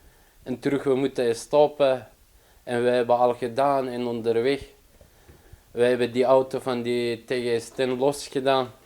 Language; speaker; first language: Dutch; non-native, learner; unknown